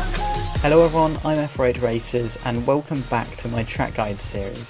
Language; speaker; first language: English; native; English